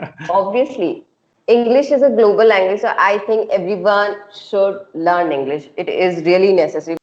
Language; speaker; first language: English; non-native, local second language; Hindi